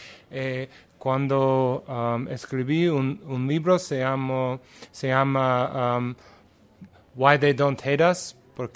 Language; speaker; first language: Spanish; non-native, learner; English